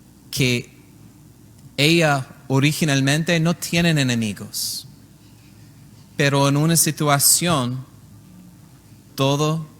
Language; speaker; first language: Spanish; non-native, learner; English